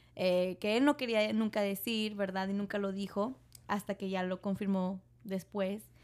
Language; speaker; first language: Spanish; early bilingual, heritage; Spanish